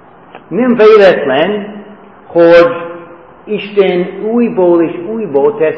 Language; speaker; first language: Hungarian; non-native, fluent; English